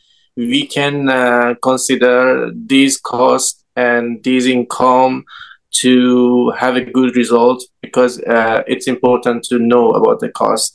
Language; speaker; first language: English; non-native, learner; Persian